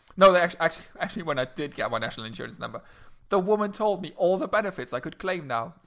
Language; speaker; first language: English; non-native, fluent; Luxembourgish